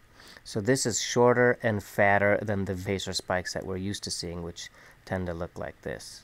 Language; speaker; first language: English; native; English